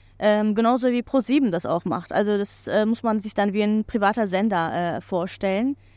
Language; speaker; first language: German; non-native, fluent; Turkish